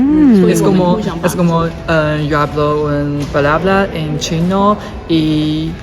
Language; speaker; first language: Spanish; non-native, learner; Chinese